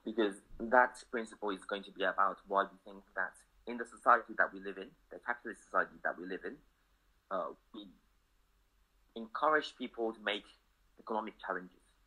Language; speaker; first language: English; non-native, fluent; Japanese